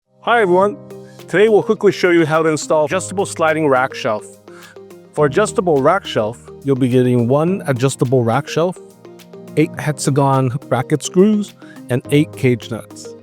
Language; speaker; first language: English; non-native, fluent; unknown